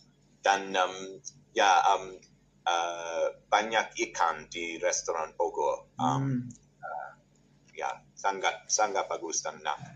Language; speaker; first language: Indonesian; non-native, learner; English